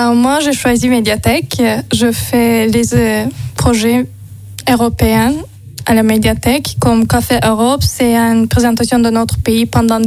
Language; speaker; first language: French; non-native, learner; Azerbaijani